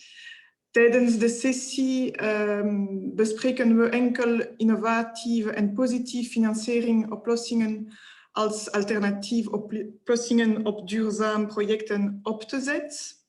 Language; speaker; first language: Dutch; non-native, local second language; French